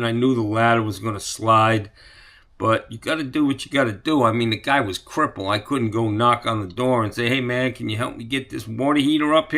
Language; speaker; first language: English; native; English